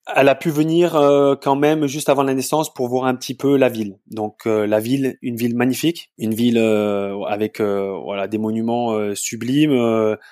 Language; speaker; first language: French; native; French